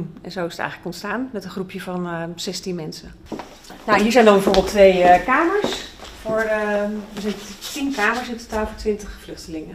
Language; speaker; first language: Dutch; native; Dutch